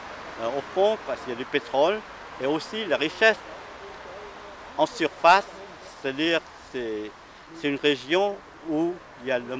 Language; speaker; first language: French; non-native, fluent; Vietnamese